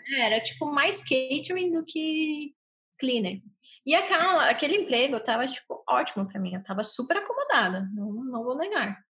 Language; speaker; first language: Portuguese; native; Portuguese